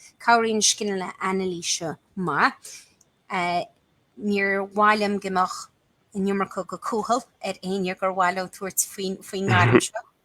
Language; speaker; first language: Irish; native; Irish